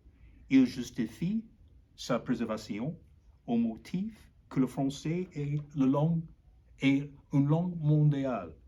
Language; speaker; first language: French; non-native, learner; English